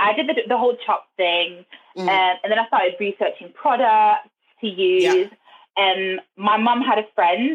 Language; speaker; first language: English; non-native, fluent; German